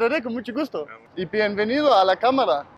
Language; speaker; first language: Spanish; non-native, learner; Danish